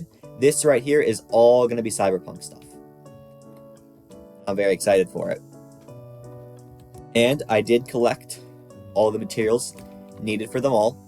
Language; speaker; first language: English; native; English